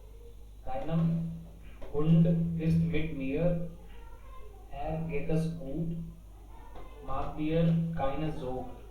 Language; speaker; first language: German; non-native, learner; Hindi